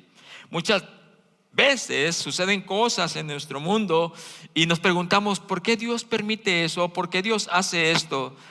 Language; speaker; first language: Spanish; native; Spanish